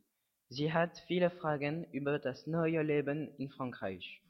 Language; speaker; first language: German; non-native, learner; French